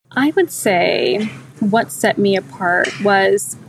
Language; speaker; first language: English; native; English